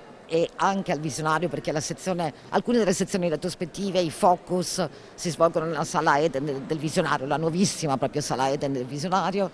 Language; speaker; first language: Italian; native; Italian